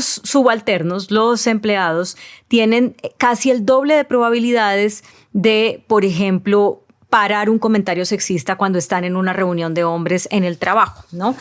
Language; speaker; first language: Spanish; native; Spanish